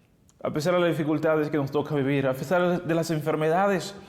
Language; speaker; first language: Spanish; native; Spanish